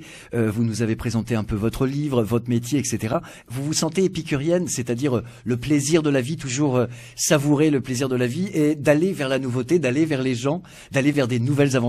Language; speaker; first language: French; native; French